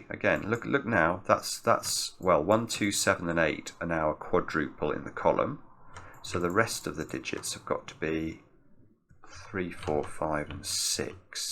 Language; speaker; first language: English; native; English